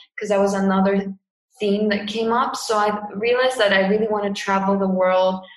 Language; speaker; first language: English; non-native, fluent; Greek